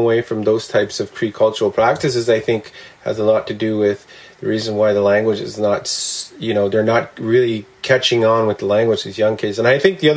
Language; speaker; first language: English; non-native, local second language; Cree